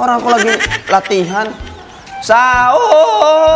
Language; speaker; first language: Indonesian; native; Indonesian